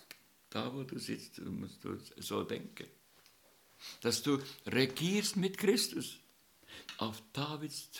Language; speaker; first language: German; non-native, learner; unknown